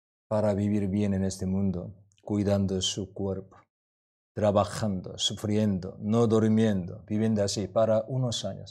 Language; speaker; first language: Spanish; non-native, learner; Korean